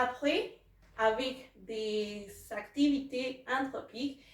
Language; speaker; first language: French; non-native, learner; Spanish